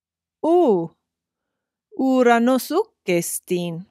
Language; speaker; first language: Greek; non-native, fluent; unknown